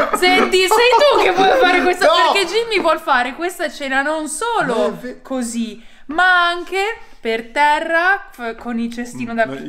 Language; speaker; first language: Italian; native; Italian